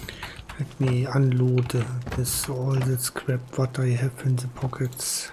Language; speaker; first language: English; non-native, learner; German